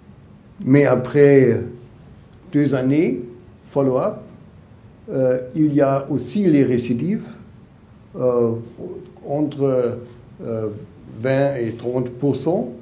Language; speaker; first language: French; non-native, learner; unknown